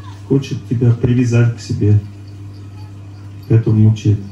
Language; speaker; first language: Russian; native; Russian